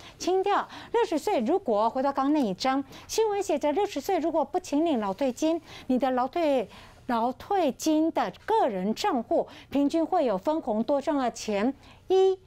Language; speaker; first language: Chinese; native; Chinese